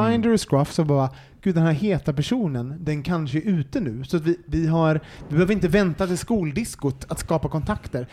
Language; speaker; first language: Swedish; native; Swedish